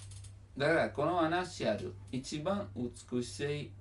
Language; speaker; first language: Japanese; non-native, learner; Italian